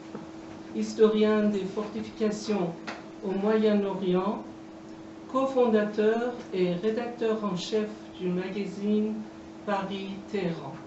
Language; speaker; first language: French; non-native, fluent; Persian